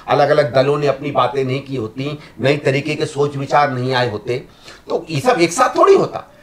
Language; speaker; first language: Hindi; native; Hindi